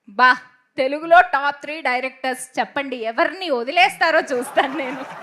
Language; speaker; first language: Telugu; native; Telugu